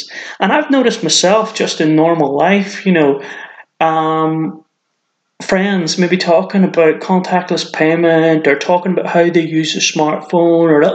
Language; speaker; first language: English; native; English